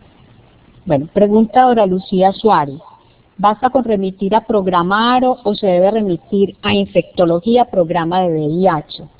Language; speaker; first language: Spanish; native; Spanish